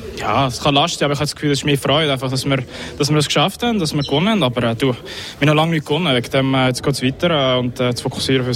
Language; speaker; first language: German; native; German